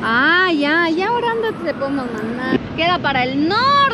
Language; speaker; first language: Spanish; native; Spanish